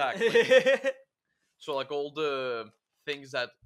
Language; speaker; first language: English; non-native, fluent; Turkish